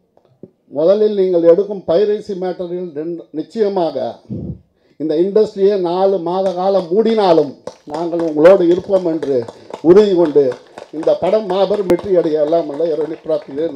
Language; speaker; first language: Tamil; native; Tamil